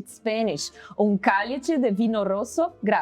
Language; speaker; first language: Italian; non-native, learner; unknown